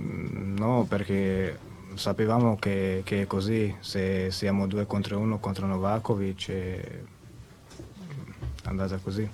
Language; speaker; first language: Italian; non-native, fluent; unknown